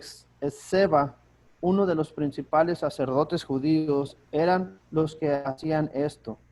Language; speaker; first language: Spanish; native; Spanish